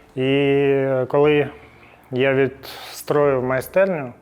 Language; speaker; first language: Ukrainian; native; Ukrainian